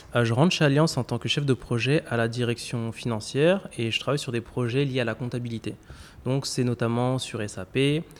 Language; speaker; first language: French; native; French